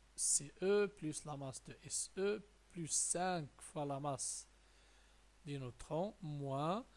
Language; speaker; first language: French; non-native, local second language; Arabic